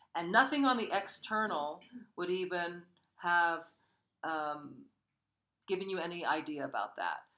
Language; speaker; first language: English; early bilingual, other home language; Korean